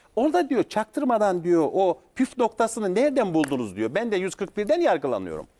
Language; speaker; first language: Turkish; native; Turkish